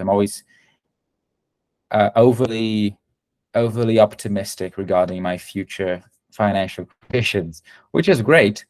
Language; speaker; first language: English; non-native, fluent; Portuguese